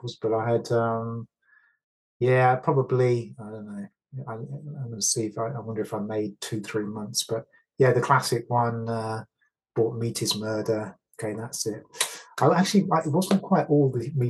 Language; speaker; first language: English; native; English